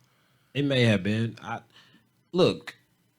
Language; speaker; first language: English; native; English